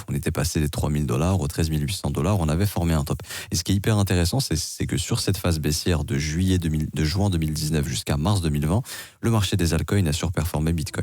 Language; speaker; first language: French; native; French